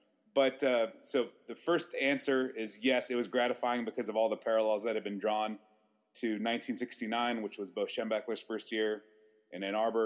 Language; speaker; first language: English; native; English